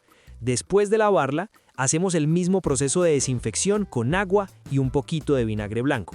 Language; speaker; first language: Spanish; native; Spanish